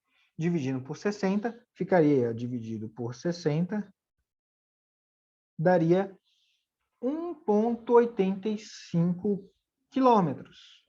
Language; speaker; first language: Portuguese; native; Portuguese